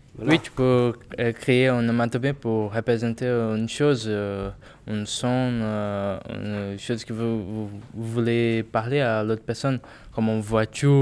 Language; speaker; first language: French; non-native, learner; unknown